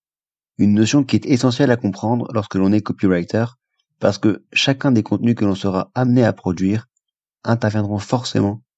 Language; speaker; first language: French; native; French